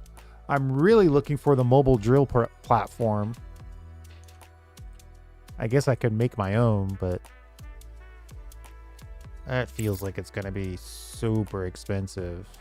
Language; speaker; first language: English; native; English